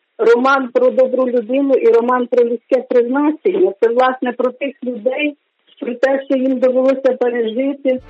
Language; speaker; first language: Ukrainian; native; Ukrainian